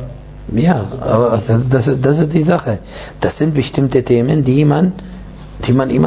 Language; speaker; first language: German; non-native, fluent; Arabic